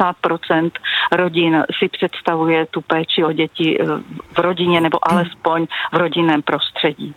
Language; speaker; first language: Czech; native; Czech